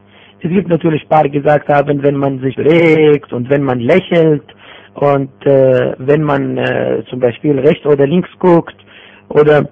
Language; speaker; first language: German; non-native, fluent; Arabic